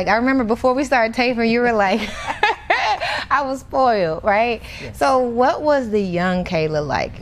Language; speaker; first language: English; native; English